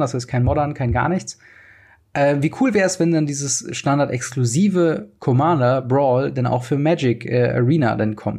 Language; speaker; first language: German; native; German